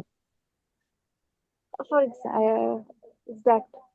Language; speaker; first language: English; non-native, fluent; Arabic